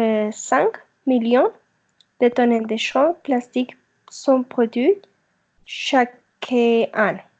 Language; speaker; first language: French; non-native, learner; Spanish